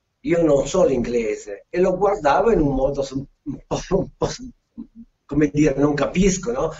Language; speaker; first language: Italian; native; Italian